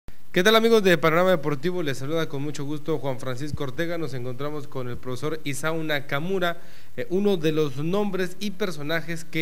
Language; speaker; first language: Spanish; native; Spanish